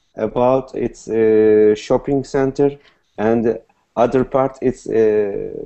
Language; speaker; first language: English; non-native, learner; Turkish